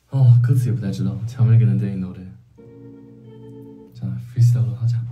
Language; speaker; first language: Korean; non-native, fluent; Chinese